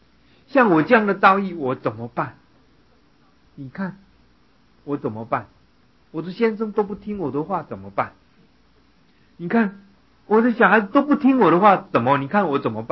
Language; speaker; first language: Chinese; native; Chinese